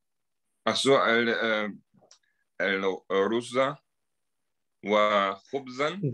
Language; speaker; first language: Arabic; non-native, learner; German